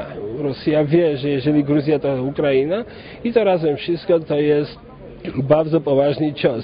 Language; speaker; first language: Polish; non-native, fluent; Georgian